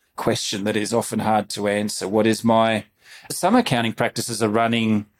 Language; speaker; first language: English; native; English